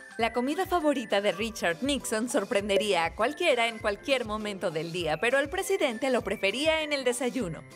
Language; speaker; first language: Spanish; native; Spanish